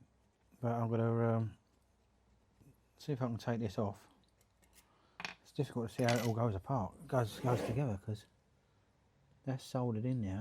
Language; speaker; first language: English; native; English